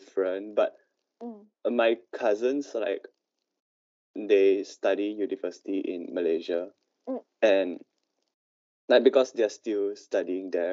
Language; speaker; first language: English; non-native, local second language; Cantonese